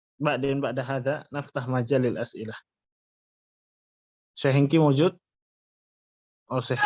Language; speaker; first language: Arabic; non-native, fluent; Indonesian